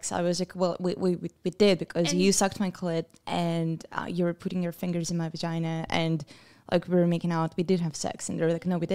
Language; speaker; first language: English; non-native, fluent; Russian